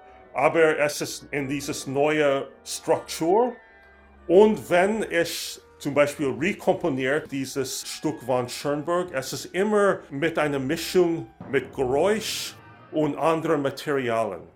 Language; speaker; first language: German; non-native, learner; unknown